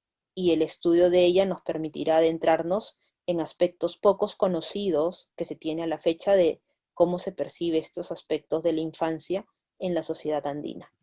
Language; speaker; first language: Spanish; native; Spanish